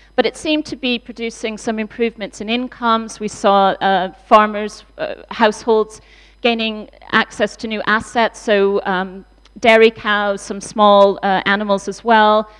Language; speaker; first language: English; native; English